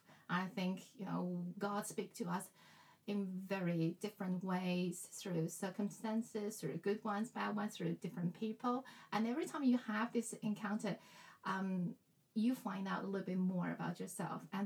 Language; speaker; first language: English; non-native, fluent; Chinese